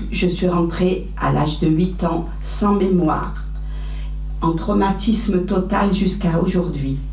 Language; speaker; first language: French; early bilingual, other home language; Arabic